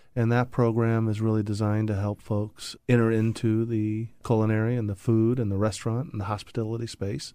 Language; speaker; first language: English; native; English